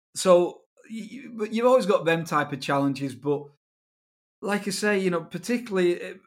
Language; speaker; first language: English; native; English